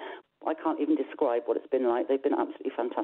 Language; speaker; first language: English; native; English